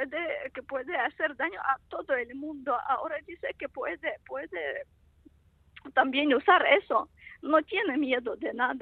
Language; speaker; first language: Spanish; non-native, fluent; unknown